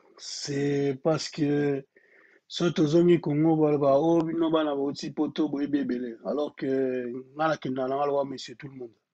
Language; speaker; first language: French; non-native, local second language; Lingala